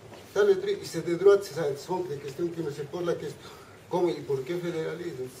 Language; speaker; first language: French; non-native, learner; Spanish